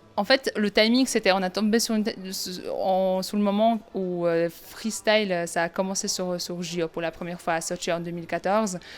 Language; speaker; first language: French; non-native, fluent; Polish